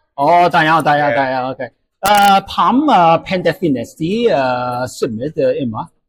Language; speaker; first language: Welsh; non-native, learner; Chinese